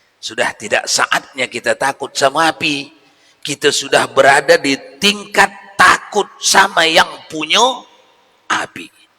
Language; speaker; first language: Malay; native; Malay